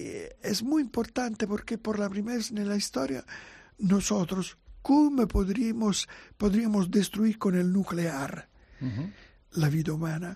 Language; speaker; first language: Spanish; non-native, fluent; Italian